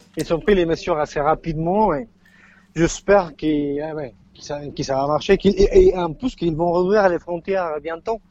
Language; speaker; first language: French; non-native, fluent; Spanish